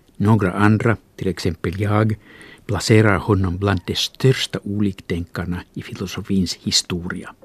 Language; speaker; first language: Swedish; non-native, local second language; Finnish